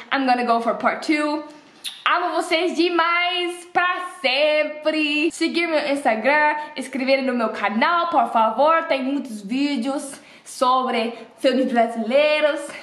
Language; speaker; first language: Portuguese; non-native, learner; Dutch